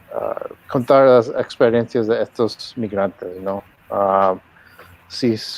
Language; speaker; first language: Spanish; early bilingual, heritage; Spanish